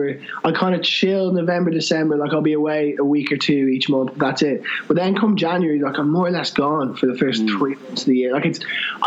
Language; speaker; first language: English; native; English